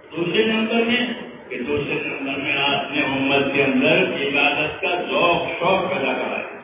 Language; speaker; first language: Urdu; non-native, local second language; Gujarati